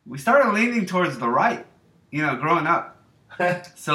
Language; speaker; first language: English; native; English